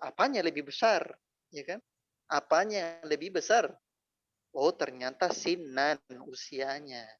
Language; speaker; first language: Indonesian; native; Indonesian